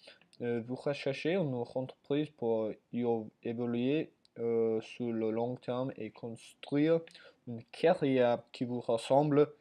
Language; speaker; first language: French; non-native, learner; English